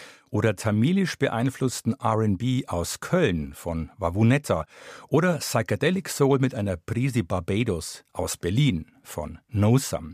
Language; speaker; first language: German; native; German